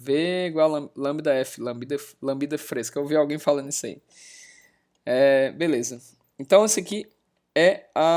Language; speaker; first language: Portuguese; native; Portuguese